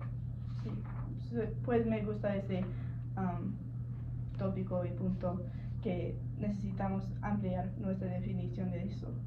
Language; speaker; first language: Spanish; non-native, learner; English